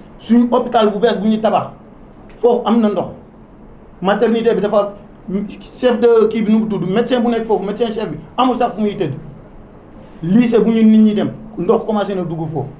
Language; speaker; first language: Wolof; non-native, local second language; Soninke